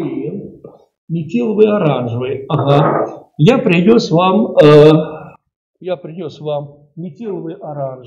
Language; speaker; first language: Russian; native; Russian